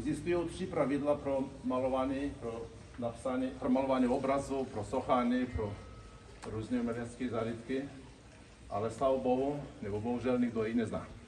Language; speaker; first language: Czech; non-native, fluent; Romanian